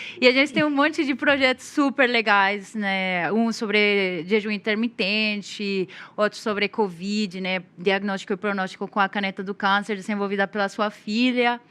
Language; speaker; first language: Portuguese; non-native, fluent; Spanish